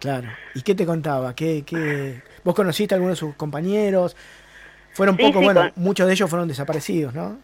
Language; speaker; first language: Spanish; native; Spanish